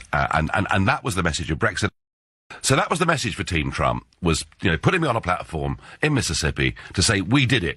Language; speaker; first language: English; native; English